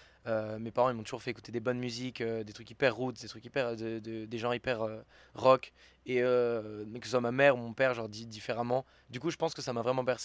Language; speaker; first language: French; native; French